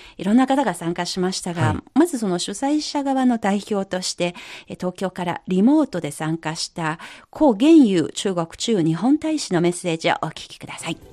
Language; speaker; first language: Japanese; non-native, fluent; Chinese